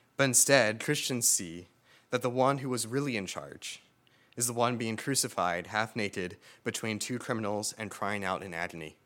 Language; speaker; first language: English; native; English